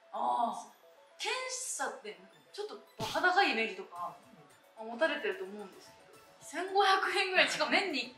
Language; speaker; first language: Japanese; native; Japanese